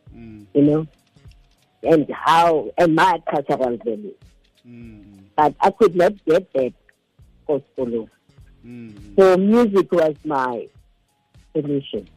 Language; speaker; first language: English; non-native, local second language; Xhosa